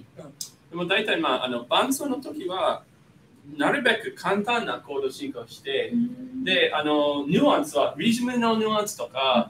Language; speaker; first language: Japanese; non-native, fluent; English